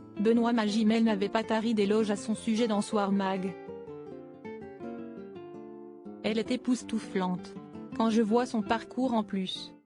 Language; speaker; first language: French; native; French